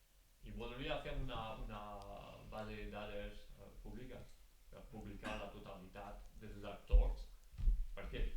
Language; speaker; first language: Catalan; non-native, local second language; French